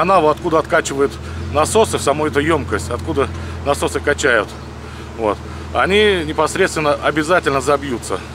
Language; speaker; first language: Russian; native; Russian